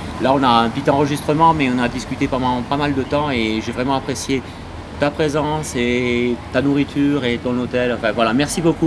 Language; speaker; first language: French; native; French